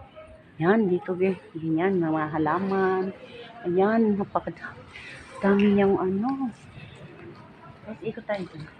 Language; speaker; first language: Filipino; non-native, local second language; Cebuano